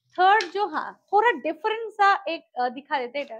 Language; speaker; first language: Hindi; non-native, local second language; Bangla